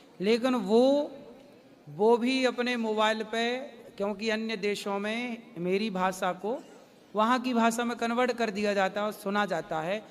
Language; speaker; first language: Hindi; native; Hindi